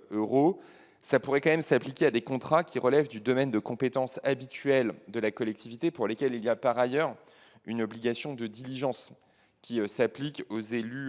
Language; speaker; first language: French; native; French